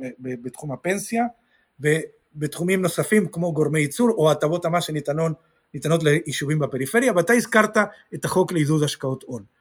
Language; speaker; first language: Hebrew; non-native, fluent; Spanish